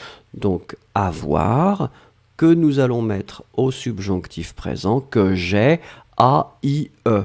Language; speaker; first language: French; native; French